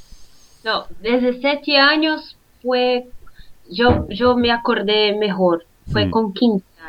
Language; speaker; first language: Spanish; non-native, fluent; Portuguese